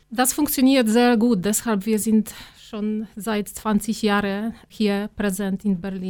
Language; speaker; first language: German; non-native, fluent; Polish